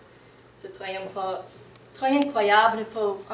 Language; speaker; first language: French; non-native, learner; English